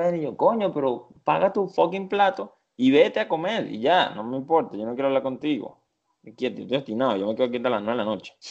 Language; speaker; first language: Spanish; native; Spanish